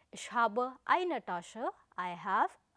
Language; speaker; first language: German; non-native, fluent; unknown